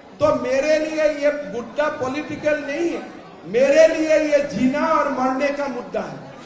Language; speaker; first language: Hindi; non-native, local second language; Assamese